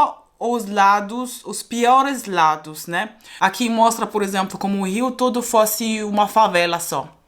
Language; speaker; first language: Portuguese; non-native, fluent; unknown